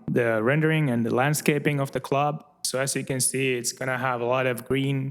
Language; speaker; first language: English; non-native, fluent; Finnish